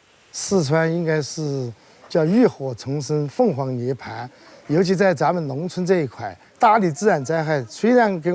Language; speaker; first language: Chinese; native; Chinese